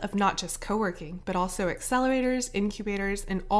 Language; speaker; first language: English; native; English